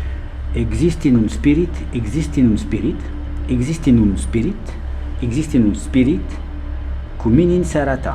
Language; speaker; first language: Romanian; non-native, learner; French